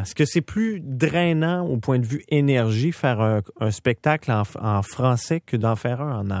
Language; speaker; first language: French; native; French